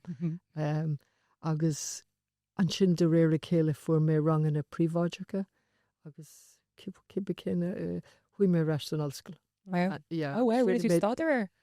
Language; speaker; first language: Irish; non-native, local second language; English